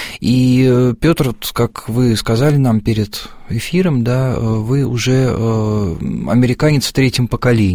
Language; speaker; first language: Russian; native; Russian